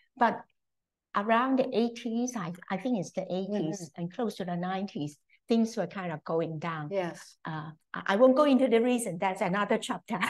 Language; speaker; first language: English; non-native, local second language; Cantonese